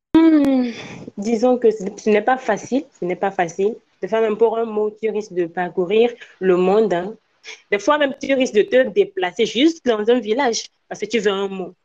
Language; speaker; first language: French; non-native, local second language; Ewe